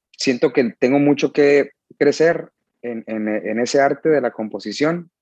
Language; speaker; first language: Spanish; early bilingual, heritage; Spanish